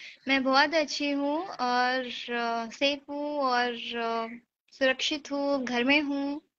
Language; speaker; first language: Hindi; native; Hindi